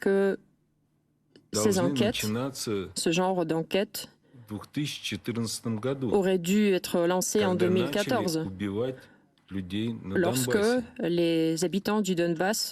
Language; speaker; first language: French; non-native, fluent; Russian